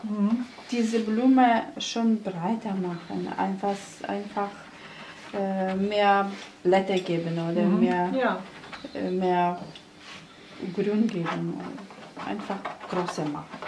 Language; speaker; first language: German; non-native, fluent; Russian